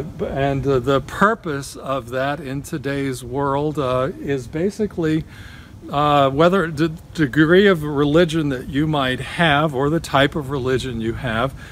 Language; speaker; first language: English; native; English